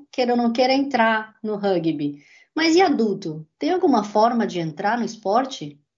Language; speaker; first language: Portuguese; native; Portuguese